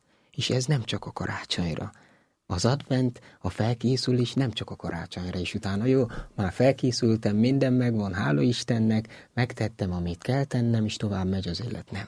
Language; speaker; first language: Hungarian; non-native, learner; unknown